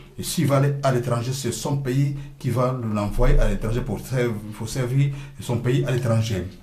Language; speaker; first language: French; non-native, local second language; Lingala